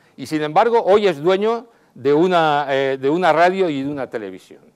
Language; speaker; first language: Spanish; native; Spanish